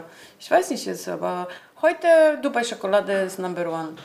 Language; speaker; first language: German; non-native, learner; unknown